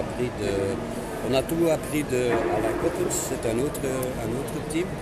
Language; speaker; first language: French; non-native, local second language; Dutch